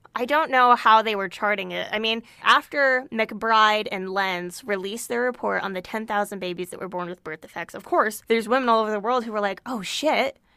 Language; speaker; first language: English; native; English